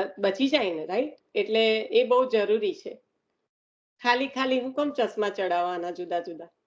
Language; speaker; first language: Gujarati; early bilingual, heritage; Gujarati